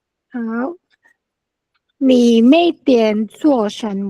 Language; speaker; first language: Chinese; non-native, learner; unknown